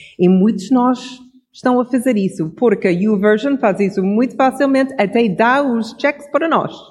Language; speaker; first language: Portuguese; non-native, fluent; English